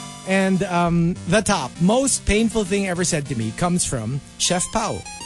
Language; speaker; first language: English; non-native, local second language; Filipino